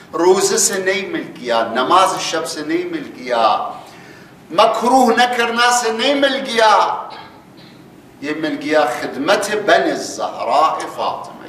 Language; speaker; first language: Urdu; non-native, learner; Persian